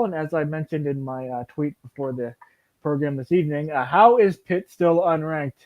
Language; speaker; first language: English; native; English